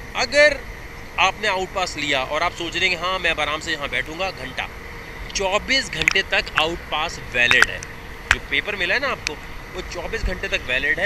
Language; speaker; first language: Urdu; native; Urdu